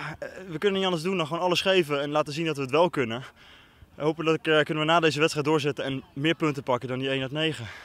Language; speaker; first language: Dutch; native; Dutch